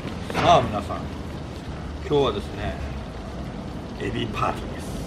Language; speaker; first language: Japanese; native; Japanese